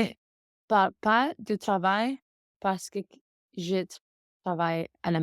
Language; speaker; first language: French; non-native, learner; English